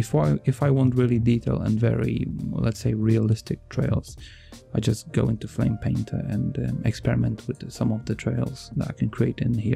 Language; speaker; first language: English; non-native, fluent; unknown